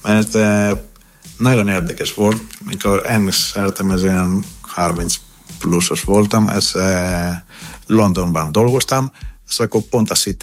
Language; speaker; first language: Hungarian; non-native, learner; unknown